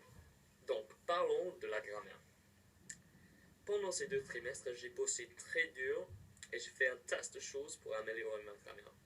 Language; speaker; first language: French; non-native, fluent; English